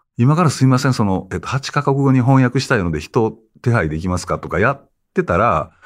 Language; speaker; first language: Japanese; native; Japanese